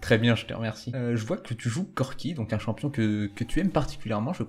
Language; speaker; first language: French; native; French